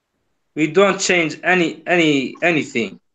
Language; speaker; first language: English; non-native, learner; Kurdish